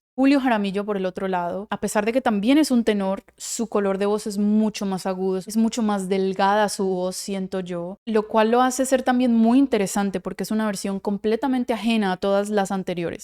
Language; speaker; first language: Spanish; native; Spanish